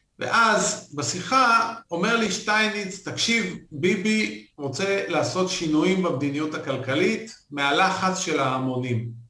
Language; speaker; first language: Hebrew; native; Hebrew